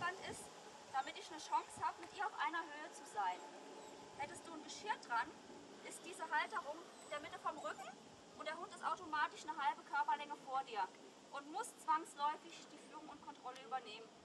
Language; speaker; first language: German; native; German